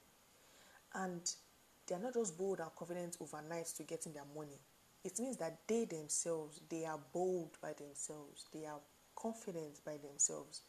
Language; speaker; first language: English; non-native, local second language; Yoruba